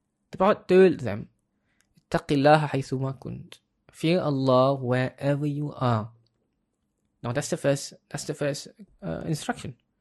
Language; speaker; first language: English; non-native, local second language; Malay